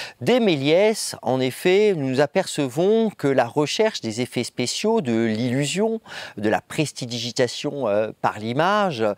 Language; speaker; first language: French; native; French